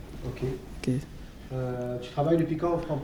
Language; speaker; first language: French; non-native, local second language; Arabic